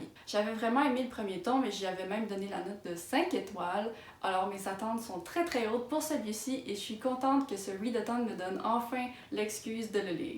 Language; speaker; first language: French; native; French